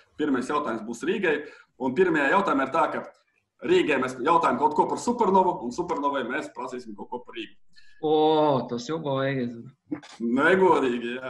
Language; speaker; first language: Latvian; non-native, local second language; Russian